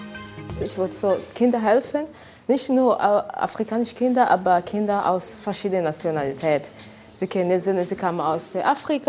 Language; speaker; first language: German; non-native, learner; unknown